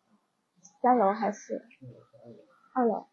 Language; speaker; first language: Spanish; non-native, learner; Chinese